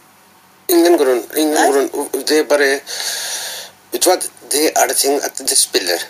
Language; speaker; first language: Norwegian; non-native, learner; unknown